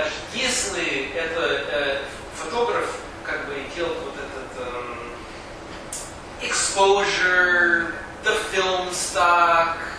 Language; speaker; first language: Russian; non-native, learner; English